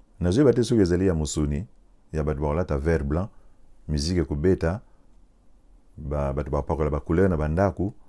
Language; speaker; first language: Lingala; non-native, local second language; Kongo